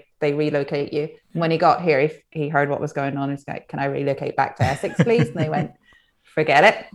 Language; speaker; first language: English; native; English